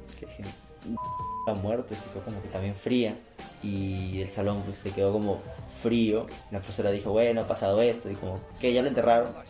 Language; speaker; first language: Spanish; native; Spanish